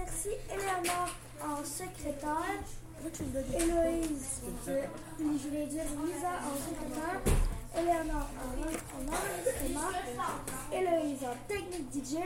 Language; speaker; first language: French; native; French